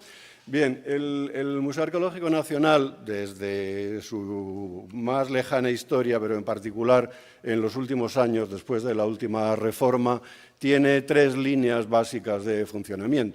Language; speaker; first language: Spanish; native; Spanish